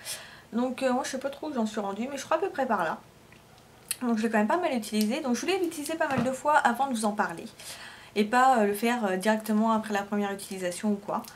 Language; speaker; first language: French; native; French